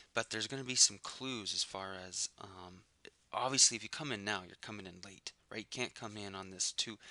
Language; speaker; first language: English; native; English